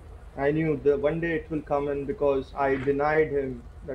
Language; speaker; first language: English; non-native, local second language; Hindi